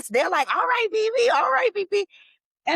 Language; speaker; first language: English; native; English